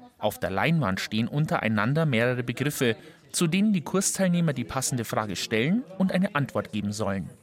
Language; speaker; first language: German; native; German